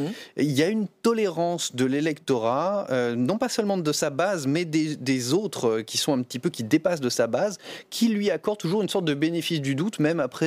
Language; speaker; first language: French; native; French